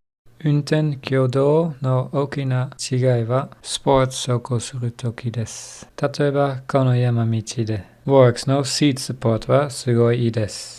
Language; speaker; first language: Japanese; non-native, learner; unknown